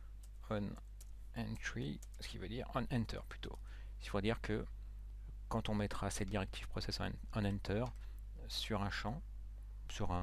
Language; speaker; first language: French; native; French